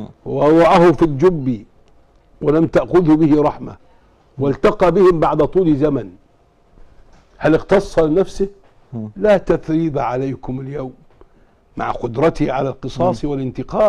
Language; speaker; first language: Arabic; native; Arabic